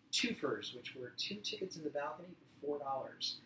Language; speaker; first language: English; native; English